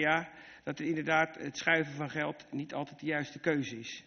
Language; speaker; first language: Dutch; native; Dutch